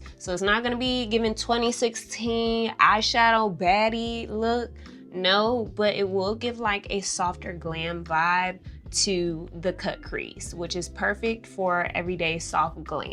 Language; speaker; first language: English; native; English